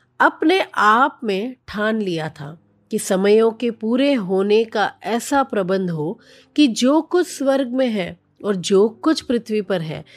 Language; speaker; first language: Hindi; non-native, local second language; Telugu